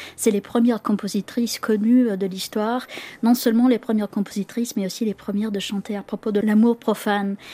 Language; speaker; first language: French; non-native, fluent; English